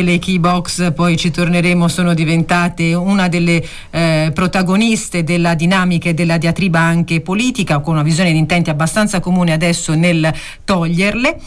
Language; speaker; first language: Italian; native; Italian